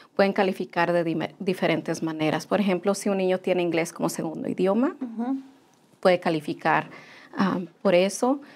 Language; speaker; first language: Spanish; early bilingual, heritage; Spanish